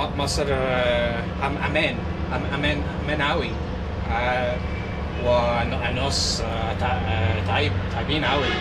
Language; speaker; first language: Arabic; non-native, learner; English